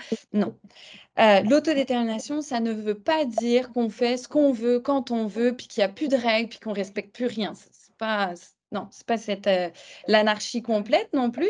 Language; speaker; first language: French; native; French